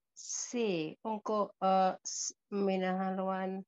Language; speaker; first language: Finnish; non-native, learner; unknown